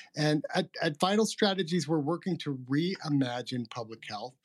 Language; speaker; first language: English; native; English